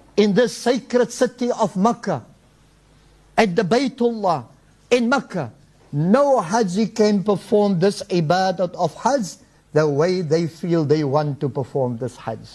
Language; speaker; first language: English; early bilingual, other home language; Afrikaans